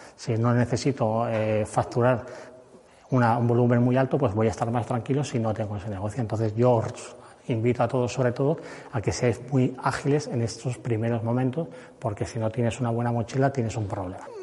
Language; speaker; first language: Spanish; native; Spanish